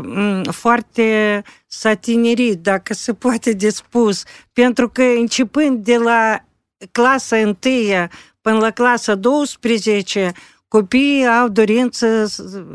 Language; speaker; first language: Romanian; non-native, local second language; Russian